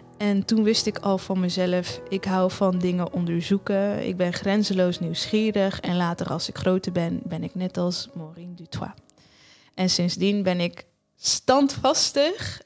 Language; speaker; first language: Dutch; early bilingual, other home language; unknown